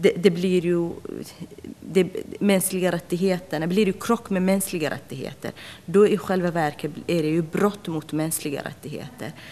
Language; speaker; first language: Swedish; non-native, fluent; Central Kurdish